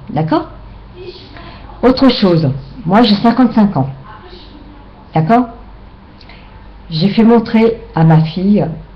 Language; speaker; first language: French; native; French